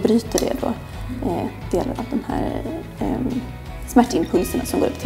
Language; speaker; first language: Swedish; native; Swedish